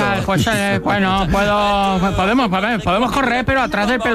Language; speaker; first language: Spanish; native; Spanish